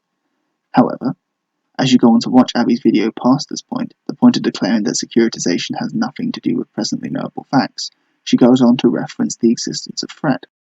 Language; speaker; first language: English; native; English